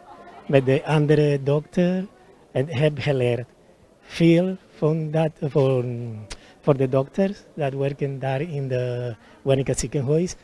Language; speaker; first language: Dutch; non-native, learner; Spanish